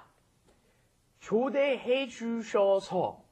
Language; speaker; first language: Korean; non-native, fluent; English